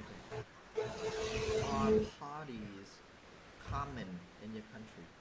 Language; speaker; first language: English; non-native, fluent; Vietnamese